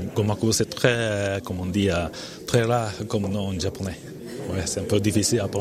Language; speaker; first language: French; non-native, fluent; Japanese